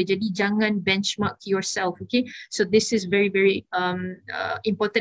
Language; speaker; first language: English; non-native, local second language; Malay